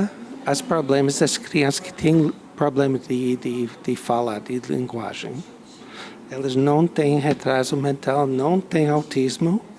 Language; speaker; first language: Portuguese; non-native, fluent; English